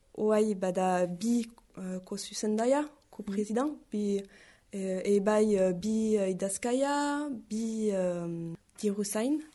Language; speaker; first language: Basque; native; Basque